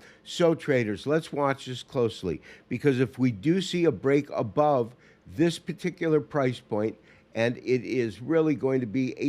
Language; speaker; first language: English; native; English